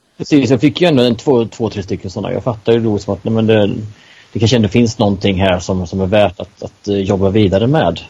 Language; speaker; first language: Swedish; native; Swedish